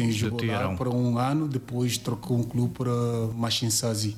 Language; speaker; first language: Portuguese; non-native, learner; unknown